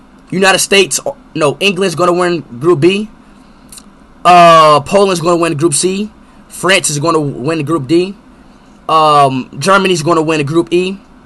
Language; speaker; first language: English; native; English